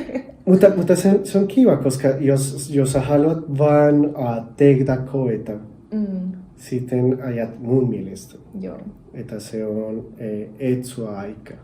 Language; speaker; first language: Finnish; non-native, learner; Spanish